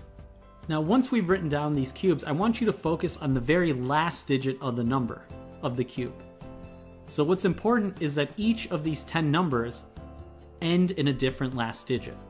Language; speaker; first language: English; native; English